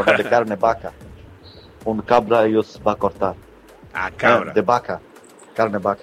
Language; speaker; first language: Spanish; non-native, learner; Bangla